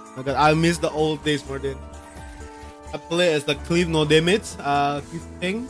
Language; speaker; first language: English; non-native, fluent; Indonesian